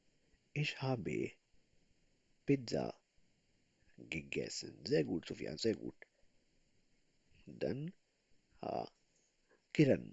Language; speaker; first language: German; non-native, fluent; Urdu